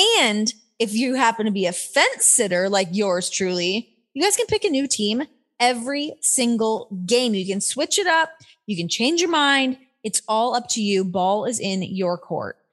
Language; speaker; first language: English; native; English